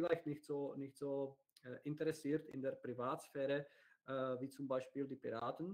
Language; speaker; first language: German; non-native, learner; Czech